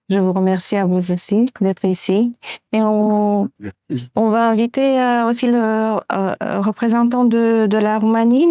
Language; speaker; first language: French; non-native, fluent; Romanian